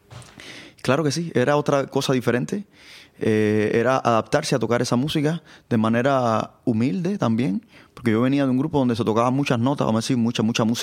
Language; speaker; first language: Spanish; native; Spanish